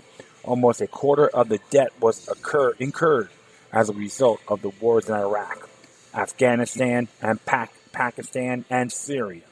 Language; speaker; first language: English; native; English